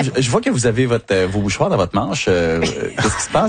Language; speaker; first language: French; native; French